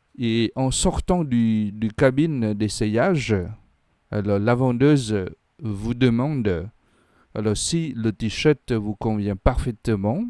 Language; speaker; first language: French; non-native, fluent; Khmer